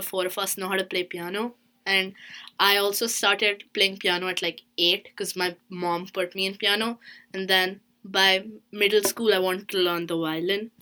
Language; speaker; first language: English; non-native, local second language; Hindi